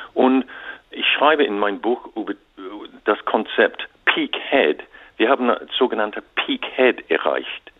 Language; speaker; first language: German; non-native, learner; English